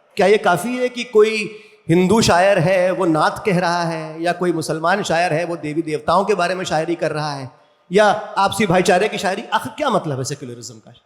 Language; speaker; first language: Hindi; native; Hindi